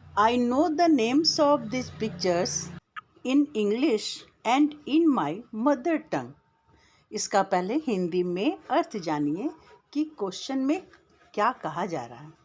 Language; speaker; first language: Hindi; native; Hindi